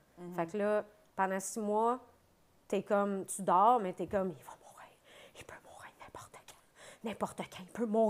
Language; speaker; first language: French; native; French